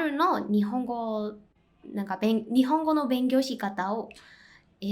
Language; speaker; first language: Japanese; non-native, fluent; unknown